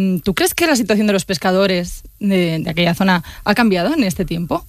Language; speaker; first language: Spanish; native; Spanish